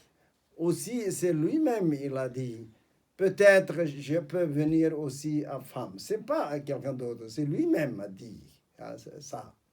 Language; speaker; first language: French; non-native, fluent; Tibetan